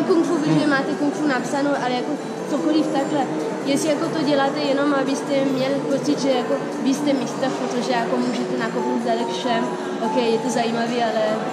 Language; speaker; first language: Czech; non-native, fluent; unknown